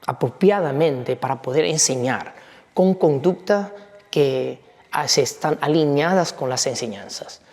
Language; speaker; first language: Spanish; non-native, fluent; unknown